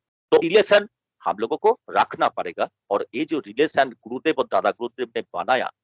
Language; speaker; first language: Hindi; non-native, local second language; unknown